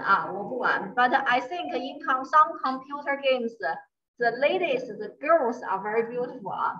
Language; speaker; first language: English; non-native, learner; Chinese